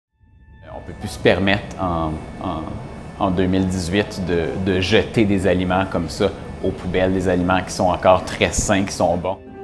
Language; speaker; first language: French; native; French